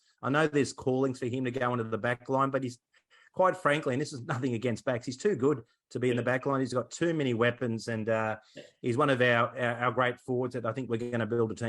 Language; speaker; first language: English; native; English